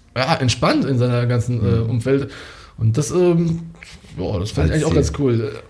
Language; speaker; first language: German; early bilingual, other home language; Hungarian